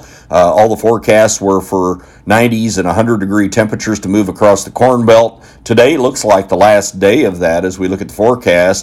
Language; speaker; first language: English; native; English